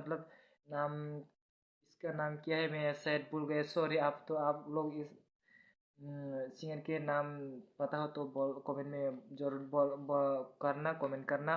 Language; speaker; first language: Hindi; non-native, local second language; Kok Borok